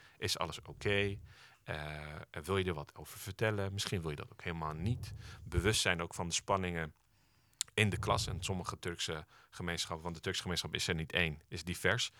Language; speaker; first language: Dutch; early bilingual, other home language; Turkish